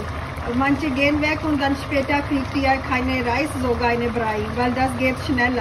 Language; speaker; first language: German; non-native, learner; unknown